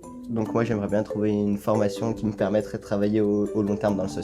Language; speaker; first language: French; native; French